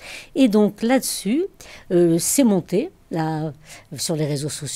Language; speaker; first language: French; native; French